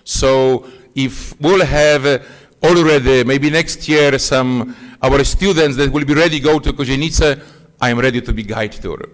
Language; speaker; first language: English; non-native, fluent; Polish